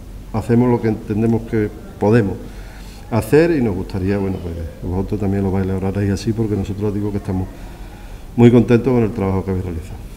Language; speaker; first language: Spanish; native; Spanish